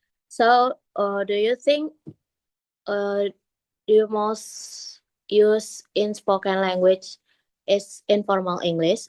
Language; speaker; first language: English; non-native, learner; Indonesian